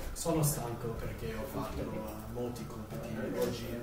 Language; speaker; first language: Italian; non-native, learner; English